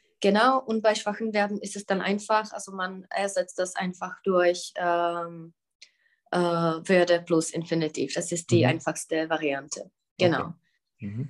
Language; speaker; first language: German; non-native, fluent; Czech